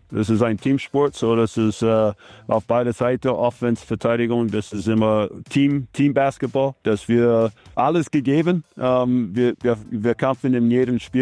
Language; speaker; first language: German; non-native, learner; English